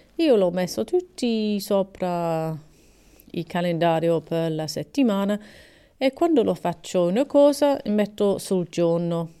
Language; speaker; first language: Italian; non-native, learner; English